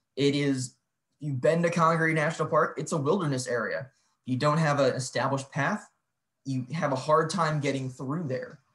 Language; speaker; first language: English; native; English